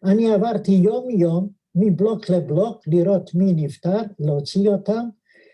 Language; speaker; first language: Hebrew; non-native, fluent; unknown